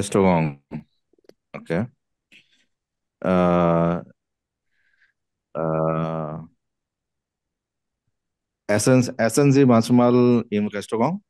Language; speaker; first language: German; non-native, learner; Bangla